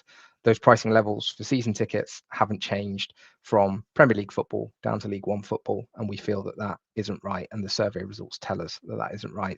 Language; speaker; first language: English; native; English